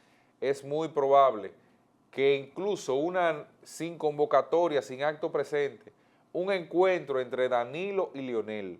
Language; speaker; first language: Spanish; native; Spanish